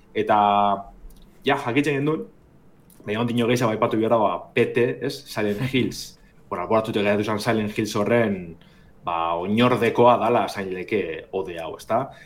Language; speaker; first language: Basque; native; Basque